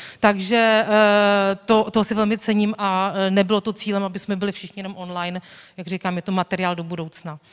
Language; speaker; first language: Czech; native; Czech